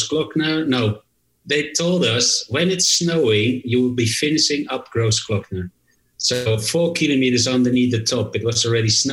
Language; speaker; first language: English; non-native, fluent; Dutch